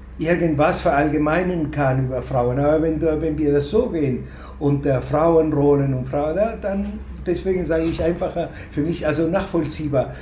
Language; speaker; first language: German; non-native, fluent; Spanish